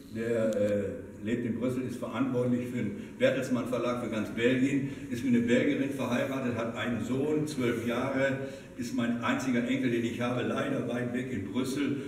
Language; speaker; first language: German; native; German